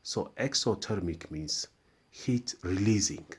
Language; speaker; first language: English; non-native, local second language; Amharic